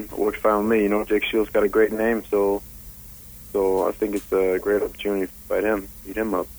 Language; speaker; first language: English; non-native, fluent; Danish